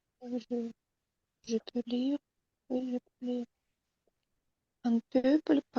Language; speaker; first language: French; non-native, learner; Russian